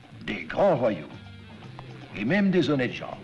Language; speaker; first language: French; non-native, fluent; English